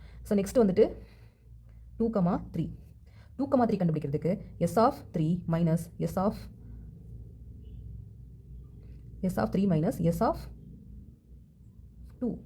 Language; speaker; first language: Tamil; native; Tamil